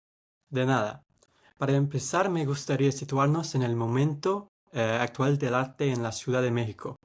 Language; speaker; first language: Spanish; non-native, fluent; English